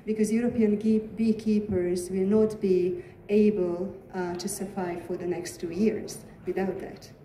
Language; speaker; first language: English; non-native, fluent; Hungarian